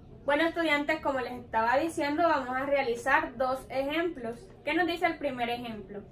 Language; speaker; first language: Spanish; native; Spanish